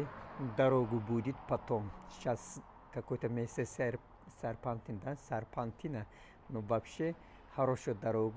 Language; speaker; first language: Russian; non-native, learner; Turkish